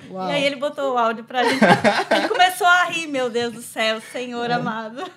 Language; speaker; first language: Portuguese; native; Portuguese